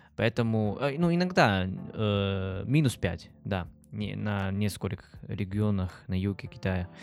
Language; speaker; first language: Russian; non-native, learner; Chinese